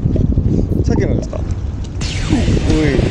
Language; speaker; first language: Japanese; native; Japanese